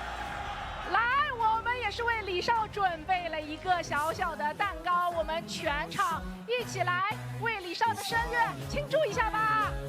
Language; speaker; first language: Chinese; native; Chinese